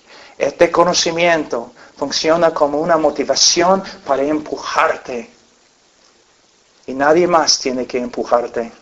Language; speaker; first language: Spanish; non-native, fluent; English